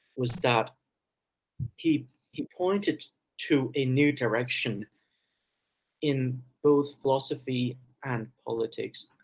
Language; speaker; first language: English; early bilingual, other home language; Chinese